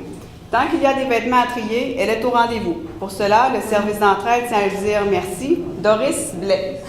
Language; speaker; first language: French; native; French